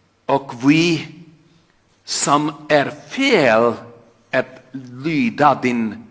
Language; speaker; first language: Swedish; non-native, fluent; Urdu